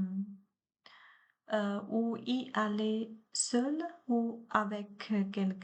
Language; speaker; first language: French; non-native, learner; Chinese